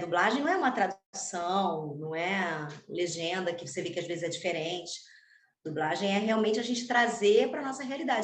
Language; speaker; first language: Portuguese; native; Portuguese